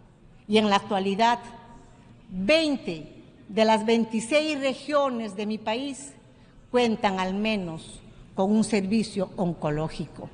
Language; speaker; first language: Spanish; native; Spanish